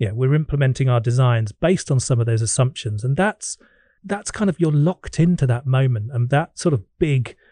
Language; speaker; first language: English; native; English